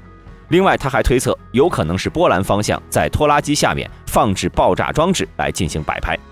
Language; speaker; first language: Chinese; native; Chinese